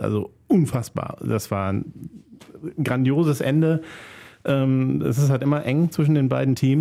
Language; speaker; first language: German; native; German